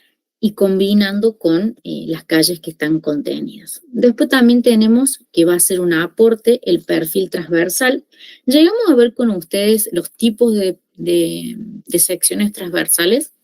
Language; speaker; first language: Spanish; native; Spanish